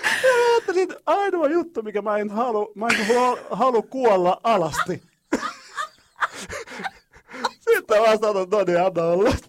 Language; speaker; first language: Finnish; non-native, fluent; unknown